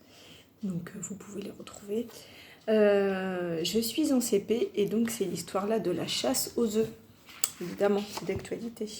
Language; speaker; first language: French; native; French